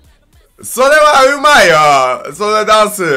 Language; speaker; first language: Japanese; non-native, learner; English